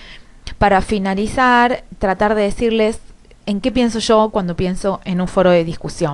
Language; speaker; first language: Spanish; native; Spanish